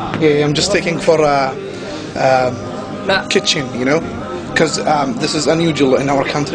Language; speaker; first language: English; non-native, learner; Arabic